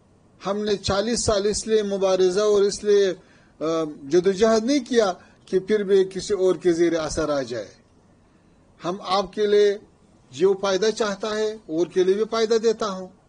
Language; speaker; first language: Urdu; non-native, fluent; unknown